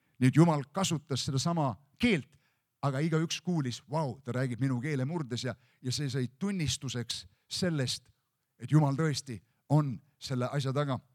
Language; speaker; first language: Estonian; native; Estonian